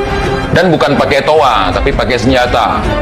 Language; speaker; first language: Indonesian; native; Indonesian